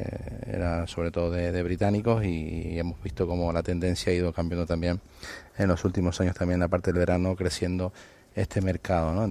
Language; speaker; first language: Spanish; native; Spanish